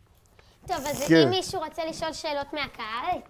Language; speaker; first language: Hebrew; native; Hebrew